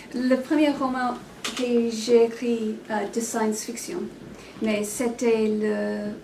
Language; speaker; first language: French; non-native, learner; English